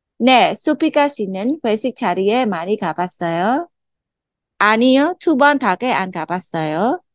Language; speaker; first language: Korean; non-native, fluent; Khmer